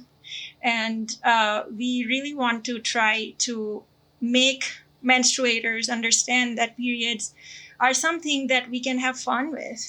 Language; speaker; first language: English; non-native, local second language; Gujarati